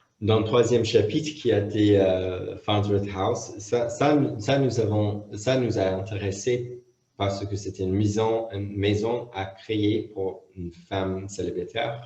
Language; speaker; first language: French; non-native, fluent; English